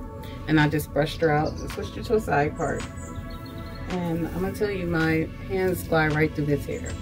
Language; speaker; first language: English; native; English